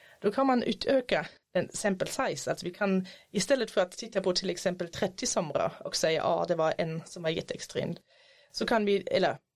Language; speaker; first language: Swedish; non-native, fluent; German